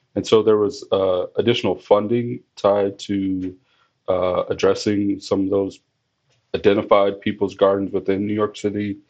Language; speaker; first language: English; native; English